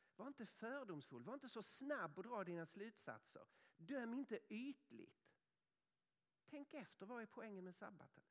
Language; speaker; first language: Swedish; native; Swedish